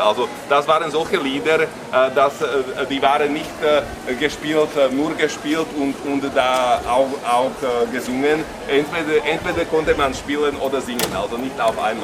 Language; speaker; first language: German; non-native, local second language; Slovak